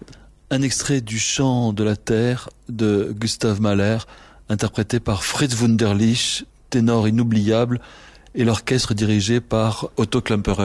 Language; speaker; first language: French; native; French